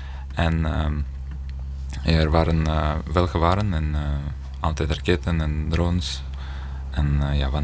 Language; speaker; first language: Dutch; non-native, fluent; Ukrainian